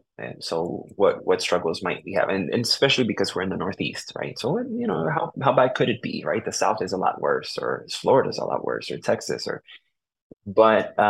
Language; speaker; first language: English; early bilingual, other home language; Spanish